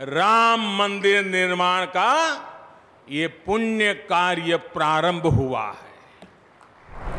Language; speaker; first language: Hindi; non-native, local second language; Gujarati